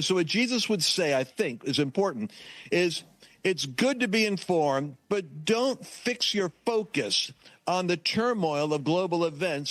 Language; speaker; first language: English; native; English